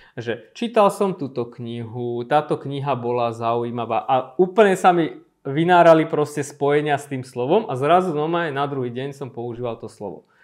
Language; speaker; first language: Slovak; early bilingual, other home language; Armenian